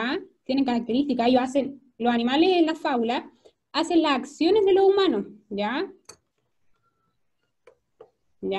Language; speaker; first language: Spanish; native; Spanish